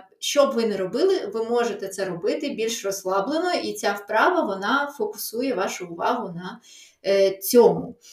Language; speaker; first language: Ukrainian; non-native, local second language; Russian